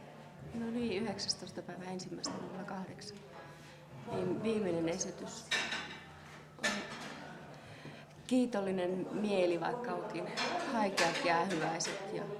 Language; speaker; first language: Finnish; native; Finnish